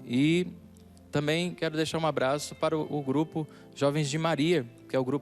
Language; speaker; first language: Portuguese; native; Portuguese